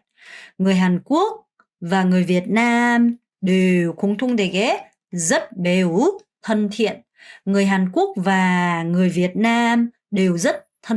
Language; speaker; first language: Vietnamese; non-native, fluent; Korean